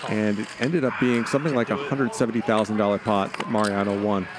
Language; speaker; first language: English; native; English